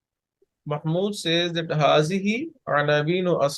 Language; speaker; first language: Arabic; non-native, fluent; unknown